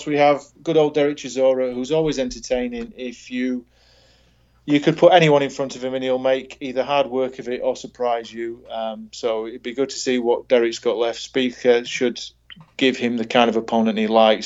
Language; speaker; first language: English; native; English